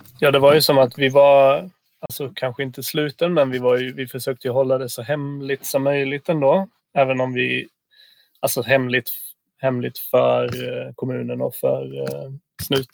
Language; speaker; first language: Swedish; native; Swedish